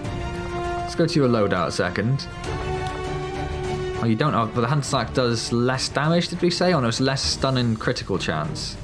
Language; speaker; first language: English; native; English